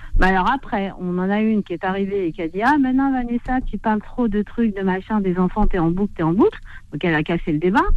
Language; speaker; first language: French; non-native, local second language; Arabic